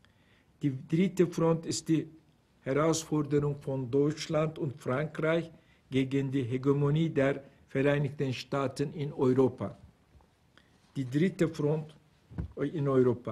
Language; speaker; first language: German; non-native, fluent; Turkish